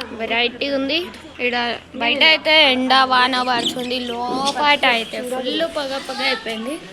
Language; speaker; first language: Telugu; non-native, local second language; Tamil